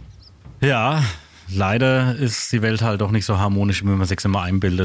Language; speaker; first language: German; native; German